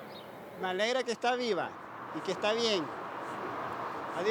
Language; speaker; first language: Spanish; non-native, fluent; Dutch